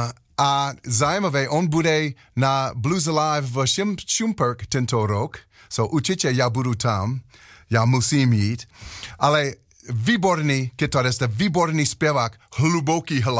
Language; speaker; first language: Czech; non-native, learner; English